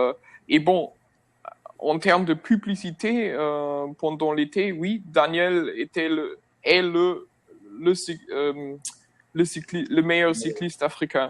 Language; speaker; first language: French; non-native, fluent; German